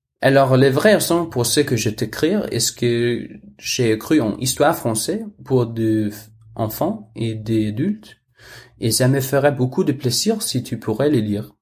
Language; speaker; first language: French; non-native, learner; Danish